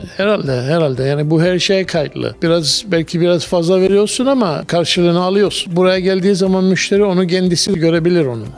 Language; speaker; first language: Turkish; early bilingual, heritage; Turkish